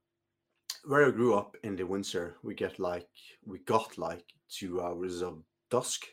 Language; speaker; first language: English; non-native, fluent; Norwegian